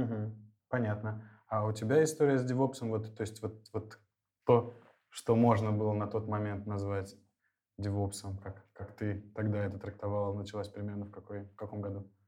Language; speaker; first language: Russian; native; Russian